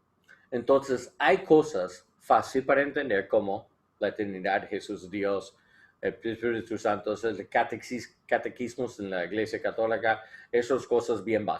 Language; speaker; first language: Spanish; non-native, learner; English